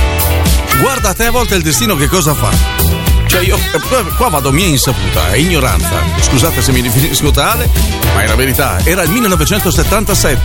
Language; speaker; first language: Italian; native; Italian